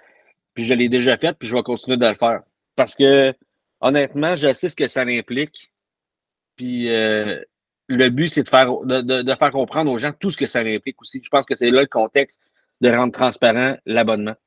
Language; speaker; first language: French; native; French